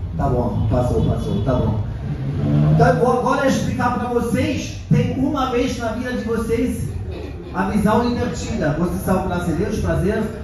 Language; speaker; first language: Portuguese; non-native, fluent; German